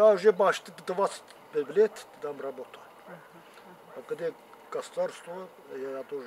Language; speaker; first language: Russian; non-native, local second language; Azerbaijani